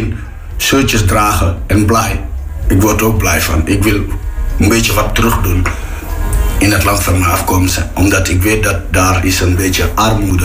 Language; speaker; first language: Dutch; non-native, fluent; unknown